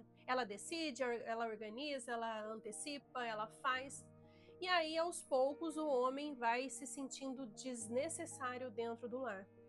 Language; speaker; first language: Portuguese; native; Portuguese